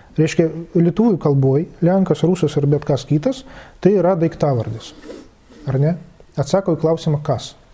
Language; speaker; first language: Lithuanian; non-native, local second language; Russian